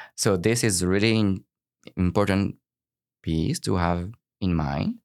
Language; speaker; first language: English; non-native, fluent; French